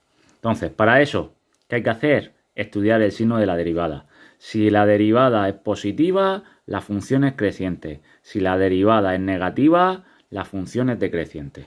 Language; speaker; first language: Spanish; native; Spanish